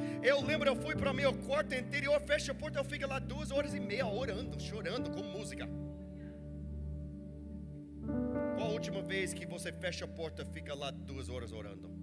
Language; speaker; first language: Portuguese; non-native, learner; English